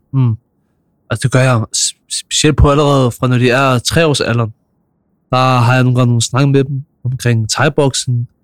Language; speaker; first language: Danish; early bilingual, other home language; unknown